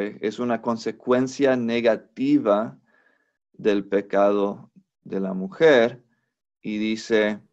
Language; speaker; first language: Spanish; non-native, fluent; English